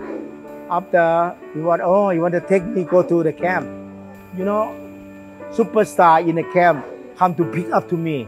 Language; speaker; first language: English; non-native, learner; Thai